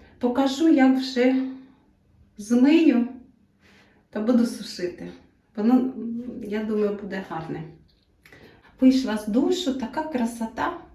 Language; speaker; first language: Ukrainian; native; Ukrainian